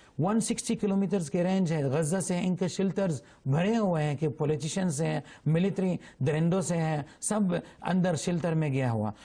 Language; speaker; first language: Urdu; non-native, fluent; Arabic